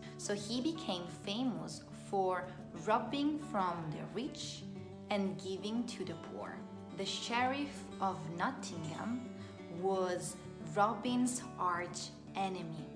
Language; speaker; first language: English; non-native, fluent; Italian